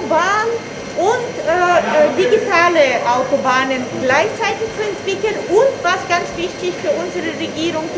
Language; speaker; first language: German; non-native, fluent; Bulgarian